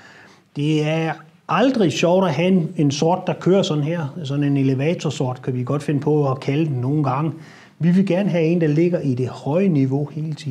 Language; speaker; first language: Danish; native; Danish